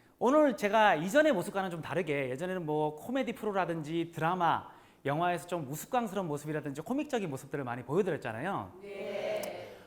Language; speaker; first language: Korean; native; Korean